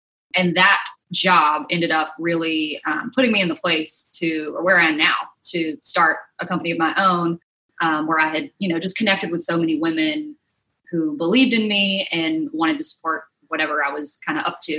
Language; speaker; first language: English; native; English